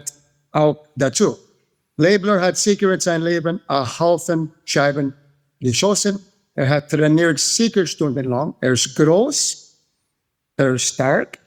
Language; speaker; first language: German; non-native, fluent; English